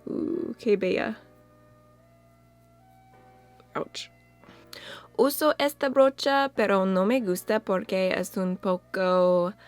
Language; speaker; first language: Spanish; non-native, learner; English